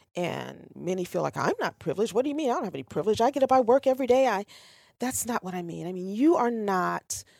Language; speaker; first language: English; native; English